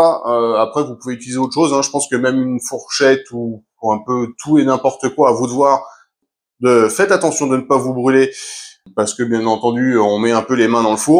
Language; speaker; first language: French; native; French